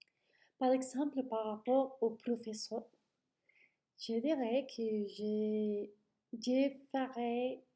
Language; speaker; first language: French; non-native, learner; Spanish